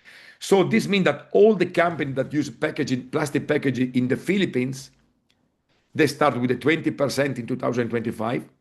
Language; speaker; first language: English; non-native, fluent; Italian